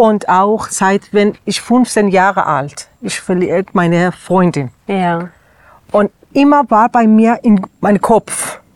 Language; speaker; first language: German; non-native, learner; Persian